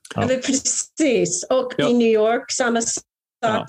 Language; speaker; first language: Swedish; non-native, fluent; English